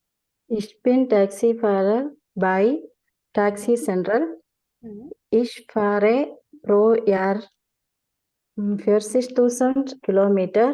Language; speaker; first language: German; non-native, learner; Malayalam